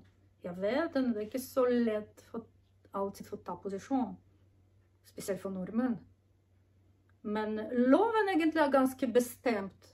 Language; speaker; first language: Norwegian; non-native, learner; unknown